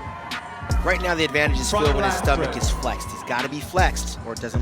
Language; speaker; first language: English; native; English